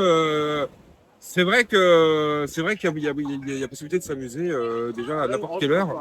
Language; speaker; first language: French; native; French